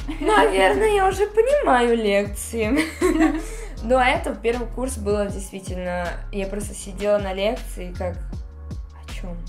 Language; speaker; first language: Russian; non-native, learner; Portuguese